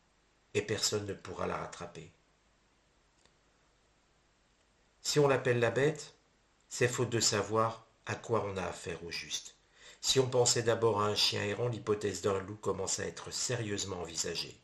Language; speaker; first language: French; native; French